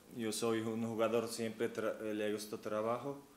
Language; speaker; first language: Spanish; non-native, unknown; Turkish